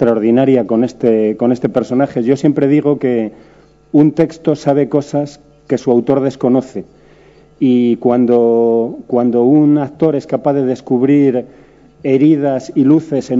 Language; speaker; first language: Spanish; native; Spanish